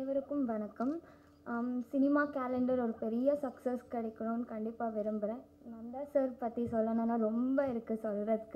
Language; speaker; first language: Tamil; non-native, learner; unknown